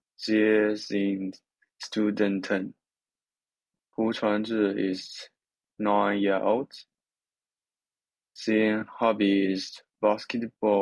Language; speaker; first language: German; non-native, learner; Chinese